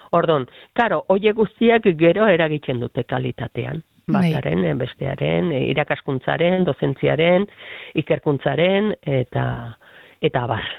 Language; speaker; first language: Basque; native; Basque